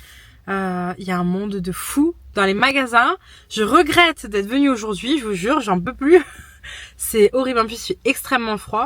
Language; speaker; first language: French; native; French